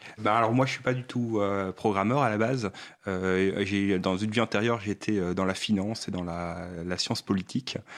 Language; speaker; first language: French; native; French